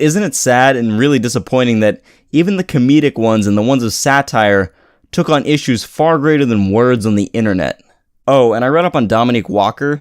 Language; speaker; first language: English; native; English